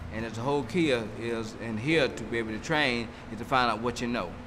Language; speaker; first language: English; native; English